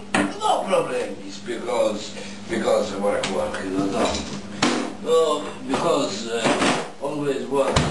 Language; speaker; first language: English; non-native, learner; Polish